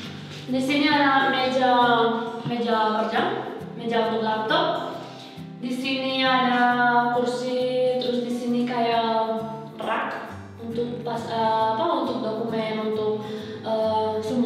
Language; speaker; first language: Indonesian; non-native, fluent; Spanish